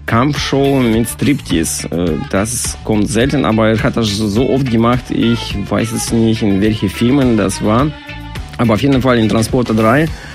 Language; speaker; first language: German; non-native, fluent; Russian